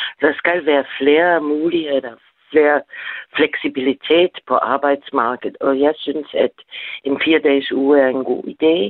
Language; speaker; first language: Danish; non-native, fluent; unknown